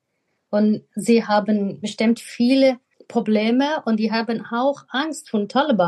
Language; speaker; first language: German; non-native, fluent; Persian